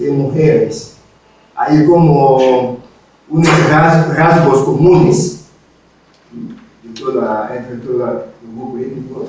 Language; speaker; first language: Spanish; non-native, fluent; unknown